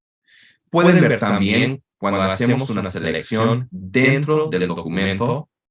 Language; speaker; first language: Spanish; non-native, fluent; English